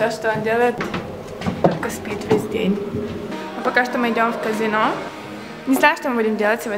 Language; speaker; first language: Russian; early bilingual, heritage; Russian